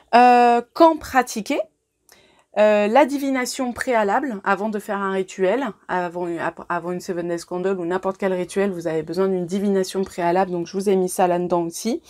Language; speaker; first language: French; native; French